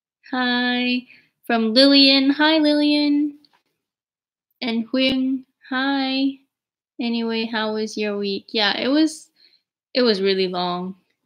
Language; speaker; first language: English; native; English